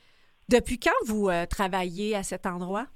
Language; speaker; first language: French; native; French